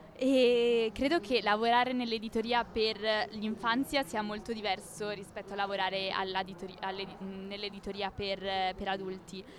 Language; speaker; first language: Italian; native; Italian